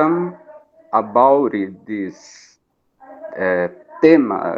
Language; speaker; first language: English; non-native, learner; Portuguese